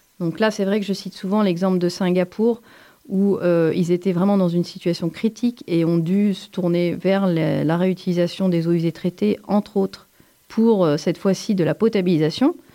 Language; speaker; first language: French; native; French